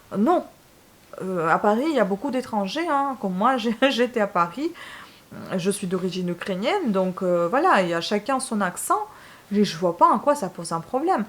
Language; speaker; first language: French; non-native, fluent; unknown